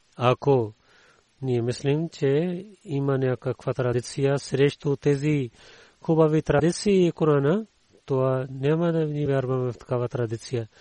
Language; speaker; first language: Bulgarian; non-native, learner; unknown